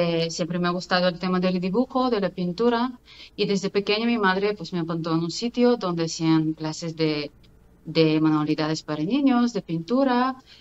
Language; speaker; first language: Spanish; non-native, fluent; Bulgarian